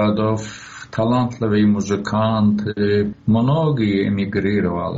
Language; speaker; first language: Russian; non-native, local second language; Azerbaijani